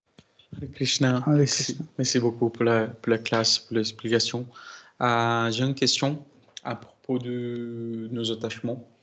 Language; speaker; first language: French; non-native, fluent; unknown